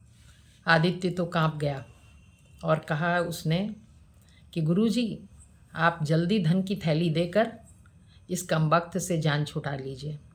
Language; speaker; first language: Hindi; native; Hindi